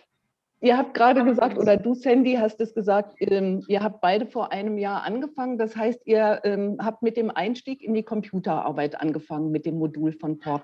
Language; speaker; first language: German; native; German